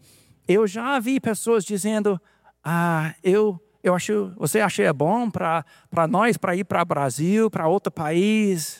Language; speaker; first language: Portuguese; non-native, fluent; English